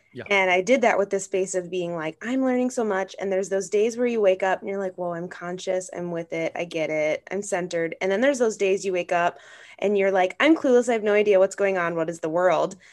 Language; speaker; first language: English; native; English